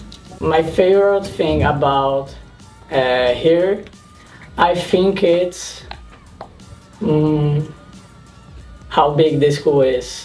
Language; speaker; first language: English; non-native, learner; Portuguese